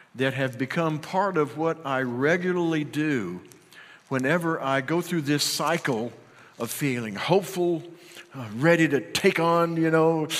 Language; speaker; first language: English; native; English